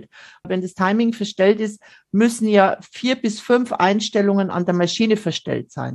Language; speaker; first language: German; native; German